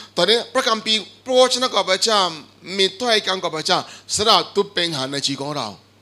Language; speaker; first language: Thai; non-native, fluent; Igbo